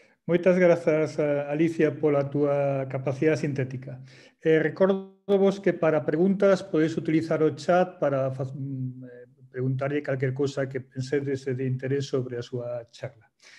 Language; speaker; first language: Galician; native; Galician